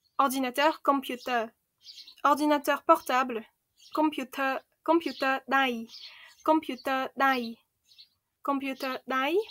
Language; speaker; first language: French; early bilingual, other home language; Khmer